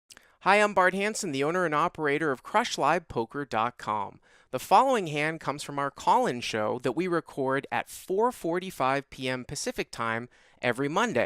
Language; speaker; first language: English; native; English